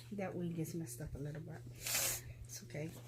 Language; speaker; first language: English; native; English